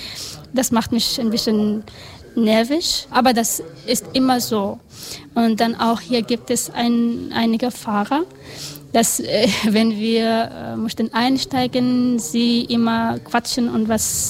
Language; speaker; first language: German; non-native, learner; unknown